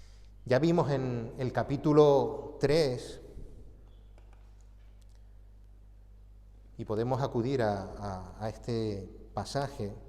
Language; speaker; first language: Spanish; native; Spanish